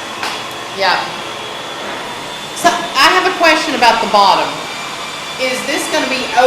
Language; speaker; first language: English; native; English